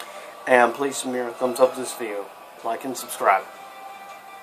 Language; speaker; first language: English; native; English